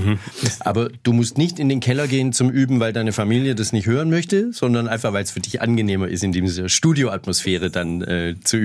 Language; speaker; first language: German; native; German